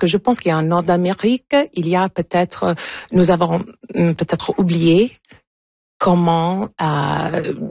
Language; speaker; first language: French; non-native, fluent; Italian